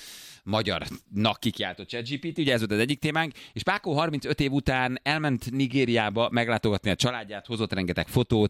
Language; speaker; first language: Hungarian; native; Hungarian